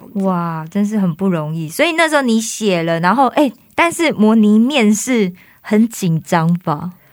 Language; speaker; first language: Chinese; native; Chinese